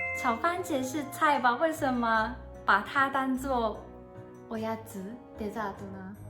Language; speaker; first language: Chinese; non-native, fluent; Japanese